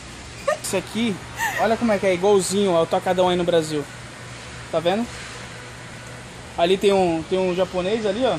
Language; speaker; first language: Portuguese; native; Portuguese